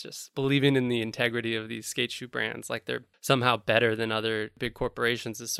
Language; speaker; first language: English; native; English